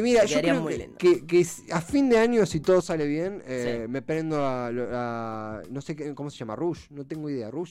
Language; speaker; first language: Spanish; native; Spanish